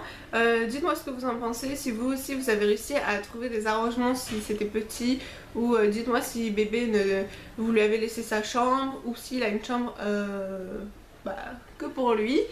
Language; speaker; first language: French; native; French